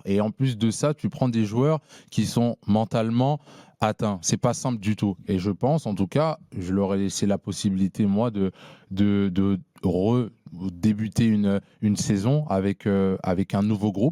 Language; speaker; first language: French; native; French